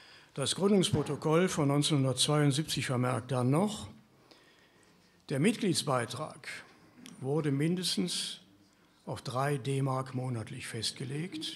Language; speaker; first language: German; native; German